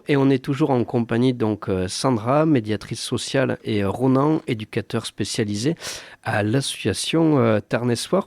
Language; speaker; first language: French; native; French